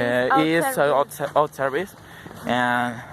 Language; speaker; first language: English; non-native, learner; Spanish